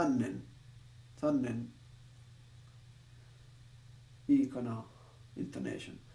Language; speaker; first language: Japanese; non-native, learner; English